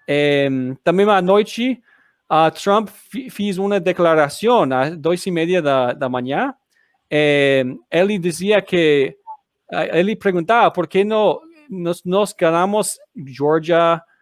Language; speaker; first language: Portuguese; non-native, learner; English